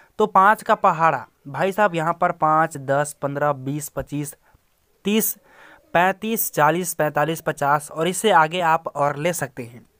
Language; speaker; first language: Hindi; native; Hindi